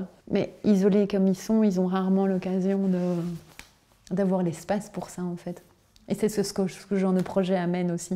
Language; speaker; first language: French; native; French